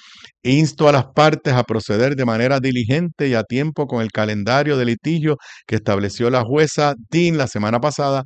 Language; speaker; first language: Spanish; native; Spanish